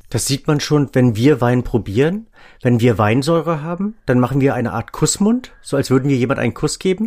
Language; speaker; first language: German; native; German